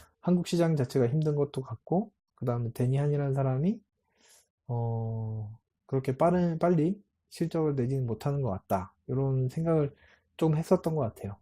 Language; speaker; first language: Korean; native; Korean